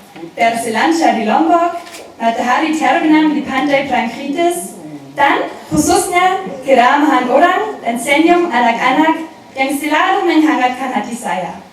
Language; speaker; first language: Indonesian; non-native, learner; German